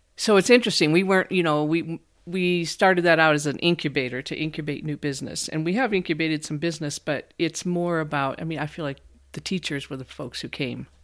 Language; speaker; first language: English; native; English